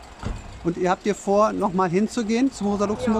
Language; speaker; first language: German; native; German